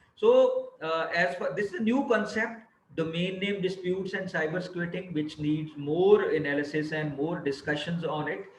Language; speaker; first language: English; non-native, local second language; Punjabi